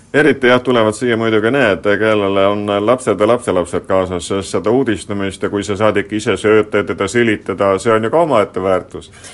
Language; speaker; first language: Estonian; native; Estonian